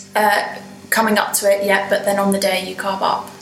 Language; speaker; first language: English; native; English